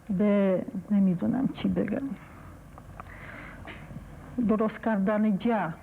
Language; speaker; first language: Persian; non-native, fluent; Polish